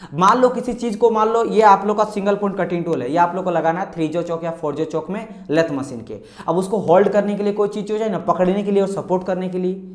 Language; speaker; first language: Hindi; non-native, local second language; Marathi